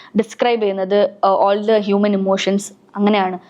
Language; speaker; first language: Malayalam; early bilingual, heritage; Malayalam